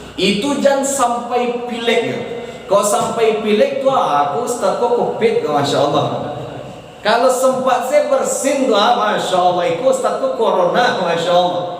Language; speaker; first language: Malay; non-native, local second language; Minangkabau